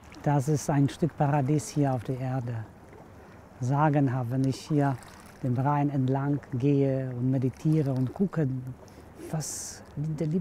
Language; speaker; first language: German; non-native, fluent; Polish